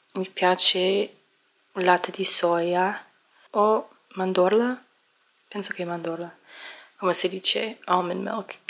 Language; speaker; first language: Italian; non-native, learner; English